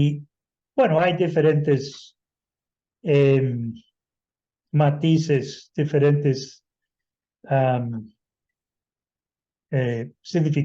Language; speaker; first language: Spanish; non-native, fluent; English